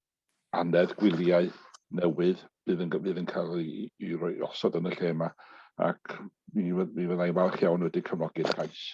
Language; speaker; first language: Welsh; native; Welsh